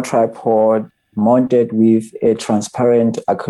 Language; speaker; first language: English; non-native, local second language; Southern Sotho